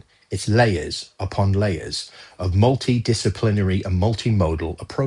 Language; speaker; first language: English; native; English